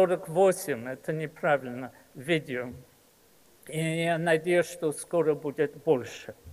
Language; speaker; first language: Russian; early bilingual, heritage; English